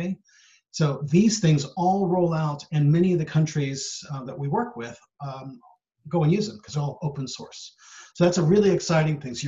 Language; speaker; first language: English; native; English